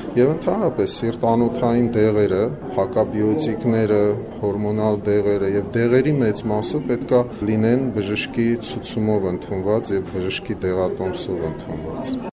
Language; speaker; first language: Armenian; native; Armenian